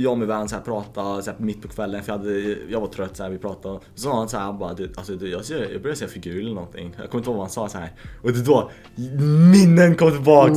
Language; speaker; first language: Swedish; native; Swedish